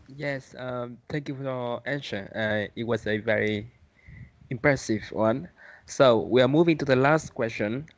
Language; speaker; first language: English; non-native, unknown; Vietnamese